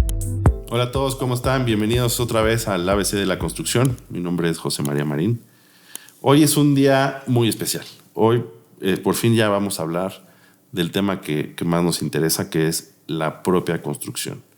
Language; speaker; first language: Spanish; native; Spanish